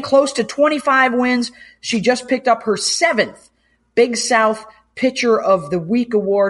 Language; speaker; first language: English; native; English